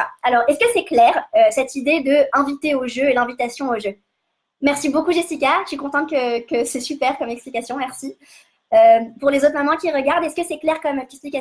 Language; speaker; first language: French; native; French